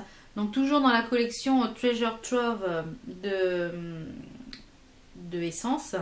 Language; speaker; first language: French; native; French